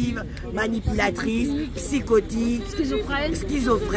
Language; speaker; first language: French; native; French